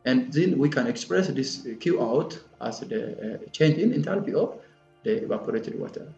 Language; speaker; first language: English; non-native, local second language; Amharic